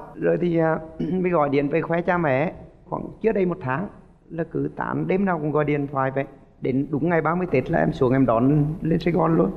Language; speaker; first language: Vietnamese; native; Vietnamese